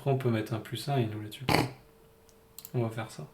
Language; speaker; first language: French; native; French